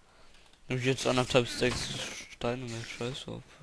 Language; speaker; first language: German; native; German